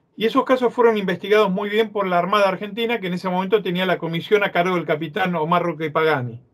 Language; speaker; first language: Spanish; native; Spanish